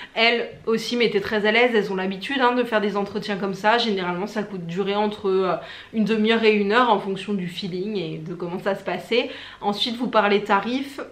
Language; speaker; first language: French; native; French